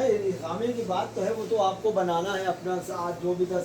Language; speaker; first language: Hindi; native; Hindi